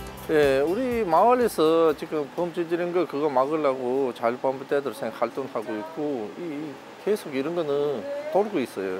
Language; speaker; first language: Korean; non-native, learner; Russian